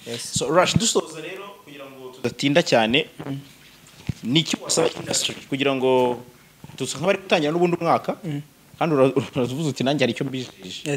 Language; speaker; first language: Kinyarwanda; native; Kinyarwanda